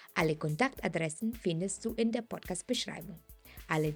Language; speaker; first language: German; non-native, fluent; Italian